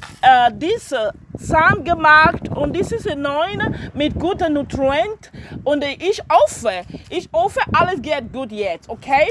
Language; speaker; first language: German; non-native, learner; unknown